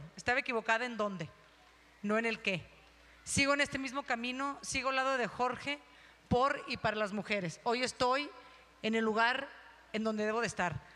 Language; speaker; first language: Spanish; native; Spanish